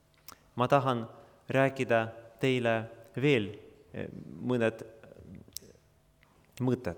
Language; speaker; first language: Estonian; non-native, local second language; Russian